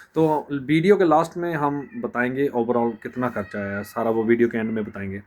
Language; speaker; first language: Hindi; non-native, local second language; Punjabi